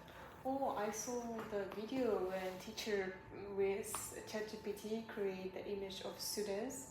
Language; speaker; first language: English; non-native, learner; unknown